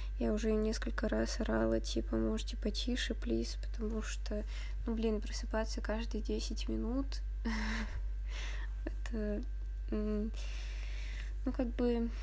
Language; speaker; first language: Russian; native; Russian